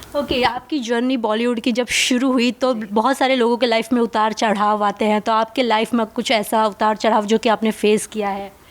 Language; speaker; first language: Hindi; native; Hindi